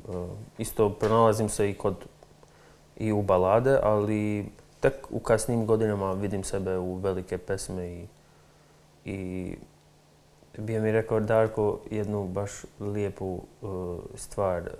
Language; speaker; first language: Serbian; non-native, local second language; Albanian